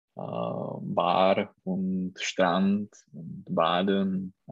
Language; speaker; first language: German; non-native, learner; Czech